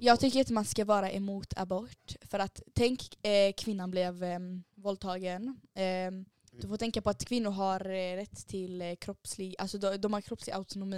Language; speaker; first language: Swedish; early bilingual, other home language; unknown